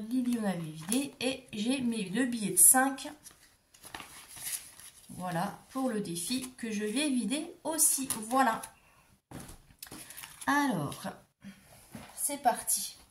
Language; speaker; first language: French; native; French